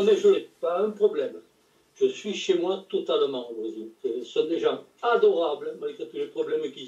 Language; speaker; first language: French; native; French